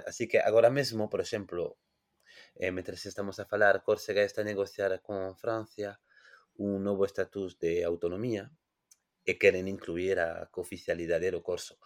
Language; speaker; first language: Galician; non-native, fluent; French